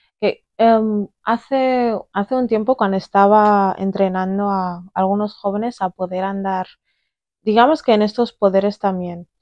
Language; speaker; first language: Spanish; early bilingual, other home language; English